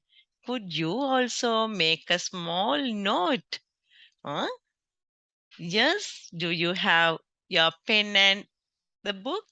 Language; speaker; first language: English; non-native, local second language; Sinhala